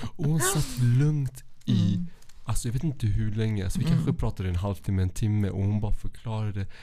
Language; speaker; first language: Swedish; early bilingual, other home language; Arabic